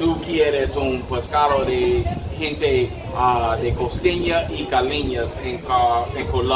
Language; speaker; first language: Spanish; non-native, learner; English